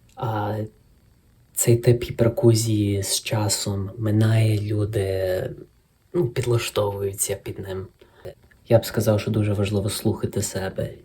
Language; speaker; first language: Ukrainian; early bilingual, heritage; Ukrainian